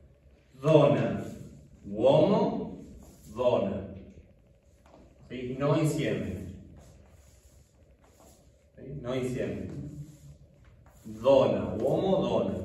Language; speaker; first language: Italian; non-native, fluent; Spanish